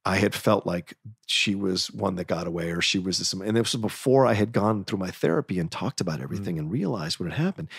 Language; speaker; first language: English; native; English